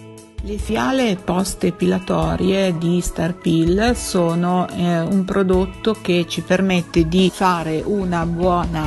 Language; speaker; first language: Italian; native; Italian